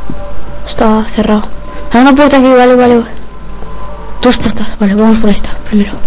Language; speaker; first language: Spanish; native; Spanish